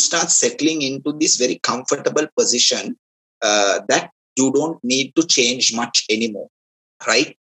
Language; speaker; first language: English; non-native, local second language; Sinhala